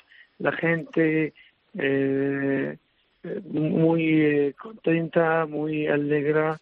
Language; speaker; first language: Spanish; non-native, learner; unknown